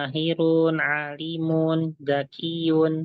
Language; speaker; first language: Arabic; non-native, fluent; Indonesian